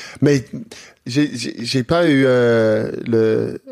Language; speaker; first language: French; non-native, learner; English